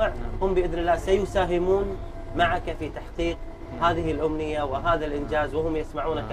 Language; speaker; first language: Arabic; native; Arabic